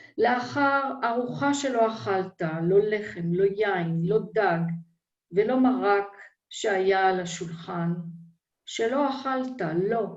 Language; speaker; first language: Hebrew; native; Hebrew